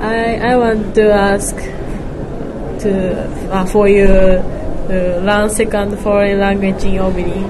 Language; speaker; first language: English; non-native, learner; Japanese